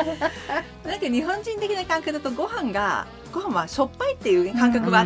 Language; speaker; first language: Japanese; native; Japanese